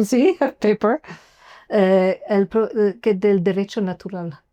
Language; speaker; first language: Spanish; non-native, fluent; English